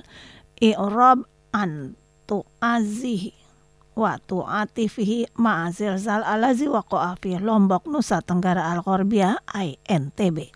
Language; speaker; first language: Arabic; non-native, learner; Indonesian